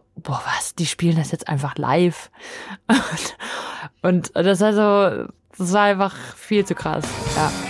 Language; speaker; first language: German; native; German